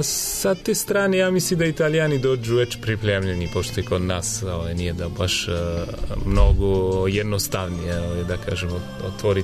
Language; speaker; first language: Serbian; non-native, fluent; Italian